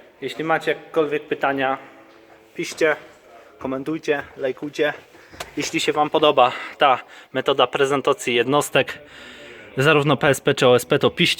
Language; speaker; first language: Polish; native; Polish